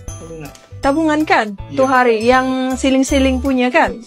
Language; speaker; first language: Malay; native; Malay